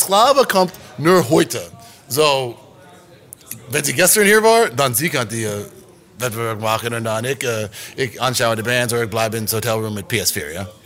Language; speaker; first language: German; non-native, learner; English